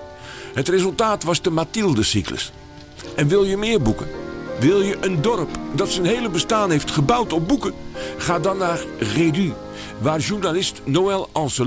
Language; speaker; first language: Dutch; native; Dutch